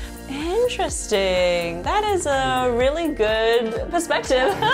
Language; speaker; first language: English; early bilingual, other home language; Chinese